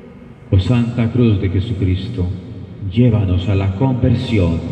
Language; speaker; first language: Spanish; native; Spanish